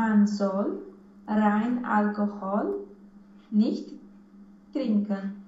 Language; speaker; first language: German; non-native, learner; Romanian